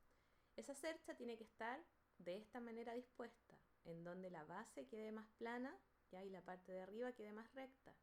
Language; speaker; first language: Spanish; native; Spanish